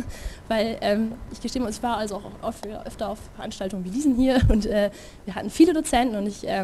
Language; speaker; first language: German; native; German